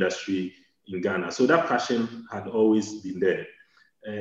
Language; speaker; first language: English; non-native, local second language; Akan